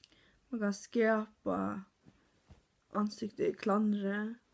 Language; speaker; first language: Norwegian; non-native, learner; Faroese